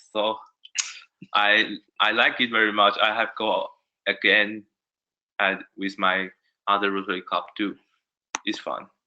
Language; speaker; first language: English; non-native, learner; Chinese